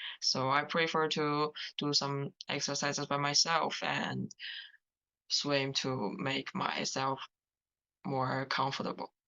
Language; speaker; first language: English; non-native, learner; Chinese